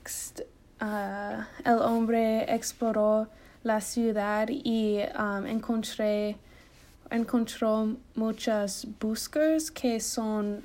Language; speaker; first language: Spanish; non-native, learner; English